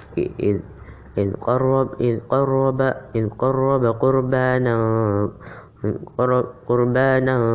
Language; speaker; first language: Arabic; non-native, learner; Indonesian